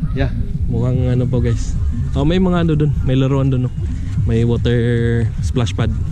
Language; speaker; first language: Filipino; non-native, local second language; Cebuano